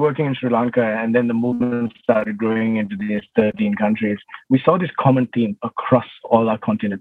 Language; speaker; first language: English; non-native, local second language; Sinhala